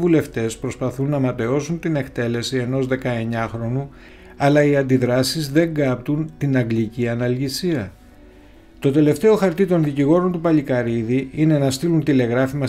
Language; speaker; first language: Greek; native; Greek